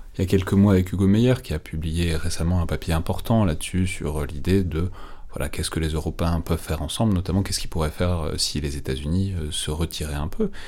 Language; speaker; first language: French; native; French